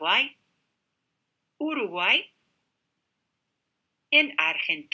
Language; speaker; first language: Spanish; non-native, fluent; English